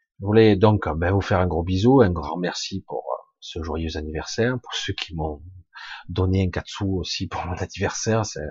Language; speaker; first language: French; native; French